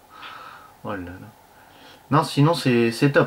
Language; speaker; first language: French; native; French